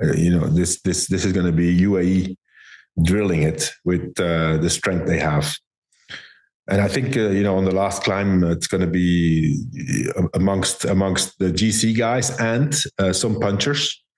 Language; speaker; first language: English; non-native, fluent; Dutch